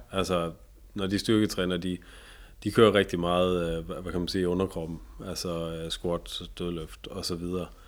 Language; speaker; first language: Danish; native; Danish